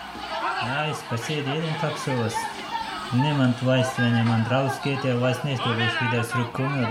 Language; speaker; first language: German; non-native, learner; Persian